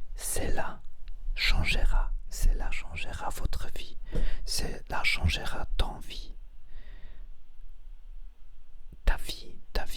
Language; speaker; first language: French; non-native, learner; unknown